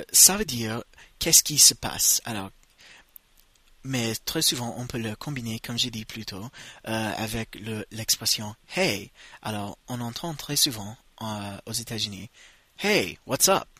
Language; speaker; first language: French; non-native, fluent; English